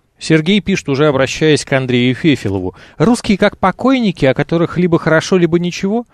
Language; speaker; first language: Russian; native; Russian